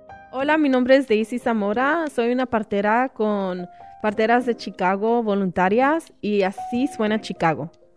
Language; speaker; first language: Spanish; early bilingual, heritage; Spanish